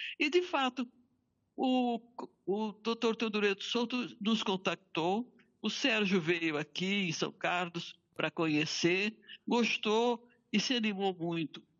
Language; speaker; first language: Portuguese; native; Portuguese